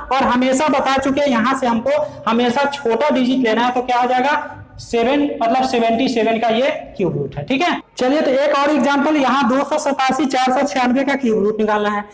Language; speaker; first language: Hindi; native; Hindi